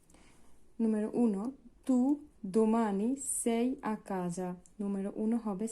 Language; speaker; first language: Italian; non-native, fluent; Bangla